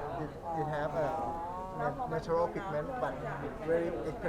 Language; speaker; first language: English; non-native, learner; Thai